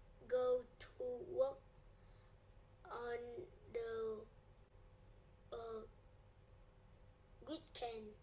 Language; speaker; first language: English; non-native, learner; Vietnamese